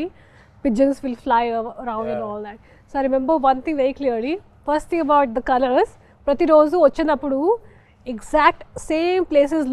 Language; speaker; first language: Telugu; non-native, local second language; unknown